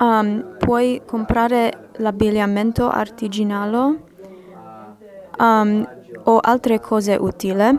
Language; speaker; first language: Italian; non-native, learner; English